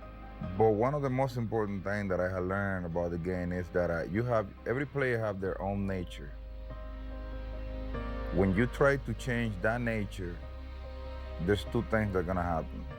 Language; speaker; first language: English; non-native, fluent; Spanish